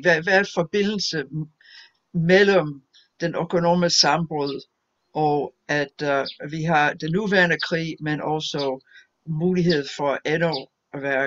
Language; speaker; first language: Danish; non-native, fluent; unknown